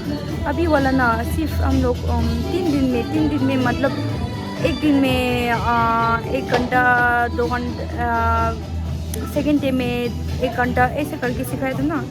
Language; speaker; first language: Hindi; non-native, learner; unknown